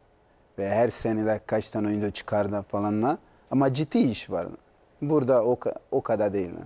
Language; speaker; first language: Turkish; non-native, learner; Portuguese